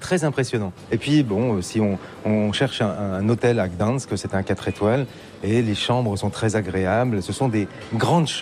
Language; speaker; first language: French; native; French